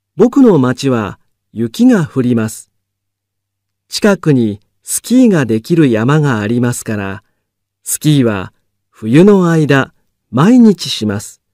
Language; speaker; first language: Japanese; native; Japanese